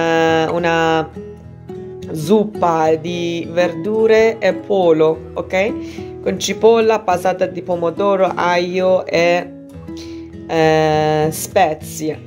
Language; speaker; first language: Italian; non-native, learner; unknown